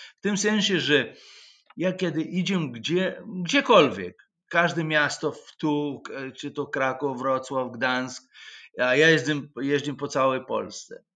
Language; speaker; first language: Polish; non-native, fluent; Russian